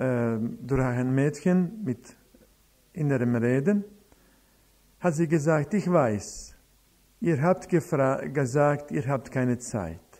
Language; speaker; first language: German; non-native, fluent; Croatian